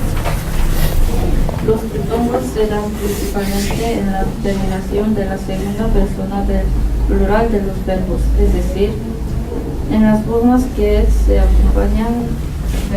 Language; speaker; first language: Spanish; non-native, learner; Korean